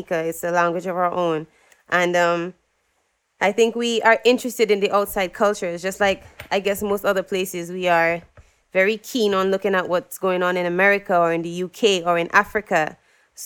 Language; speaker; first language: English; native; English